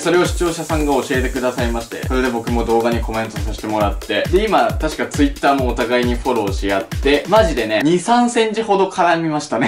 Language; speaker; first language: Japanese; native; Japanese